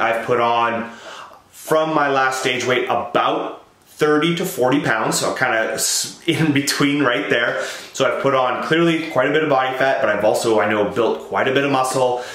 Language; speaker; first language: English; native; English